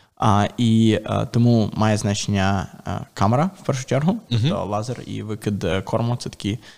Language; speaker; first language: Ukrainian; native; Ukrainian